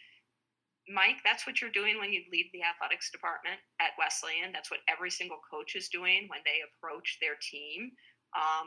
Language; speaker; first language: English; native; English